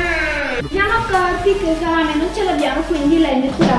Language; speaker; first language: Italian; native; Italian